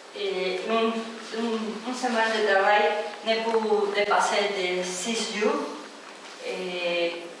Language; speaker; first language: French; non-native, learner; Spanish